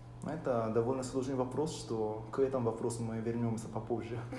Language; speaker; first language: Russian; non-native, fluent; Japanese